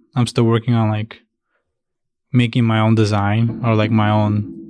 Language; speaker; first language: English; early bilingual, other home language; Spanish